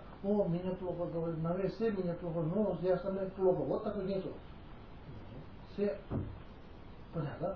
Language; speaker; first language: Russian; non-native, learner; Tibetan